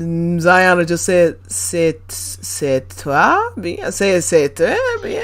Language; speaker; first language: French; non-native, learner; English